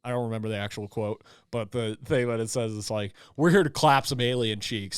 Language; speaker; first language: English; native; English